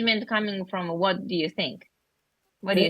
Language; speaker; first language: English; non-native, learner; Japanese